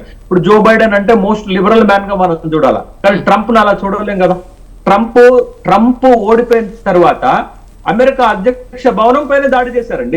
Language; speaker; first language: Telugu; native; Telugu